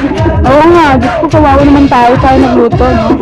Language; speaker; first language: Filipino; native; Filipino